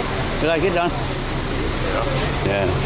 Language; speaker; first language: English; non-native, learner; Vietnamese